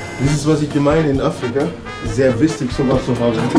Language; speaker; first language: German; non-native, learner; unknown